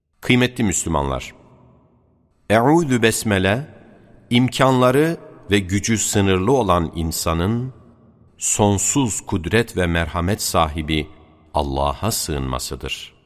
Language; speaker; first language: Turkish; native; Turkish